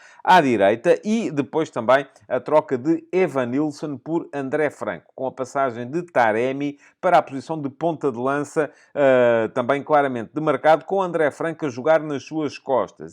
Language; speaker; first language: Portuguese; native; Portuguese